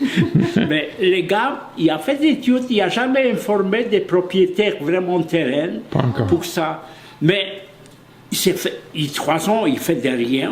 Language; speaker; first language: French; non-native, fluent; Polish